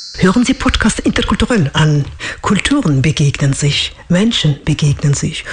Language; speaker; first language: German; non-native, fluent; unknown